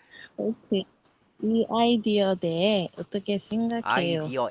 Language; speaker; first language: Korean; non-native, learner; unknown